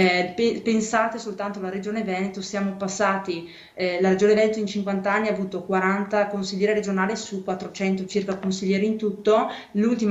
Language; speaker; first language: Italian; native; Italian